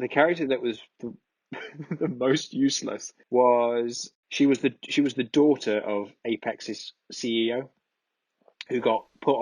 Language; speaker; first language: English; native; English